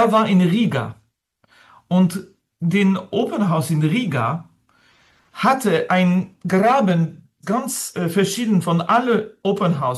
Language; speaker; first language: German; non-native, learner; French